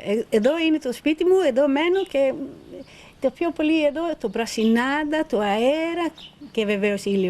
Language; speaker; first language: Greek; non-native, learner; Norwegian